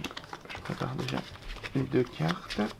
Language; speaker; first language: French; native; French